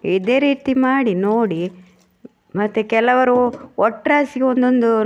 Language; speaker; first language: Kannada; non-native, local second language; Tulu